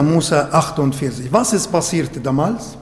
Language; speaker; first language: German; non-native, fluent; Arabic